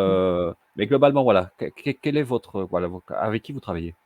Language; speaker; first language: French; native; French